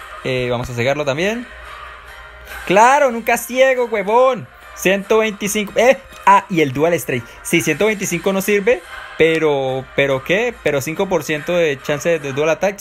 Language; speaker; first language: Spanish; native; Spanish